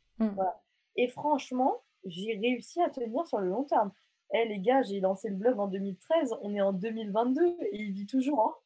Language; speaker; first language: French; non-native, local second language; Morisyen